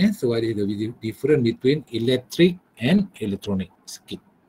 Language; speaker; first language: English; non-native, local second language; Malay